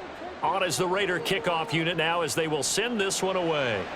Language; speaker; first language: English; native; English